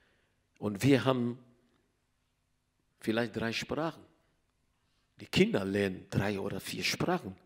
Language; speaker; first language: German; non-native, learner; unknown